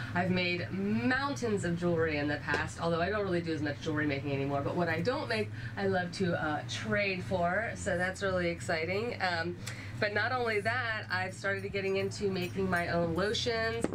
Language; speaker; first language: English; native; English